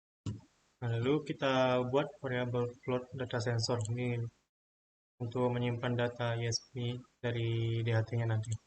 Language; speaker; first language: Indonesian; native; Indonesian